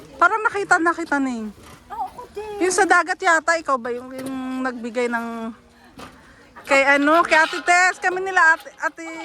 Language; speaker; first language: Filipino; non-native, local second language; Waray